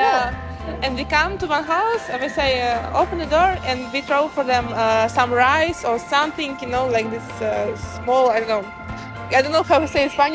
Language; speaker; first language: English; non-native, learner; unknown